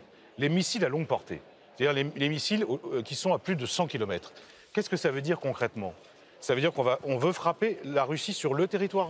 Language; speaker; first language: French; native; French